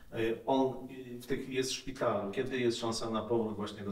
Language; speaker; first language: Polish; native; Polish